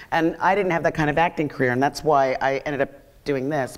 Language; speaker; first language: English; native; English